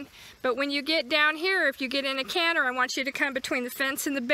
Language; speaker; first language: English; native; English